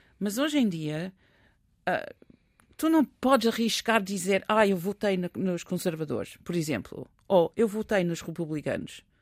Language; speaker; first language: Portuguese; non-native, fluent; English